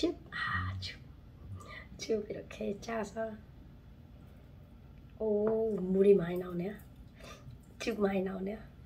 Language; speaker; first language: Korean; non-native, fluent; Khmer